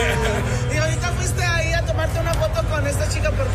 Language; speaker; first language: Spanish; early bilingual, heritage; Spanish